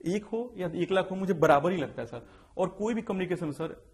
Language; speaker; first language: Hindi; native; Hindi